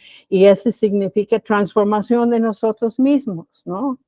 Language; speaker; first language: Spanish; non-native, fluent; English